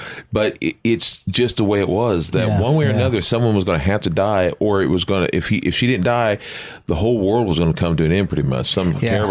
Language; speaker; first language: English; native; English